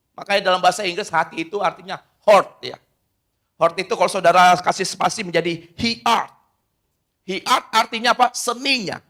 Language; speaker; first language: Indonesian; native; Indonesian